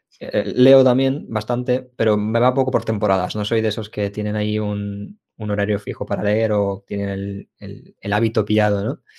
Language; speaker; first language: Spanish; early bilingual, other home language; Ukrainian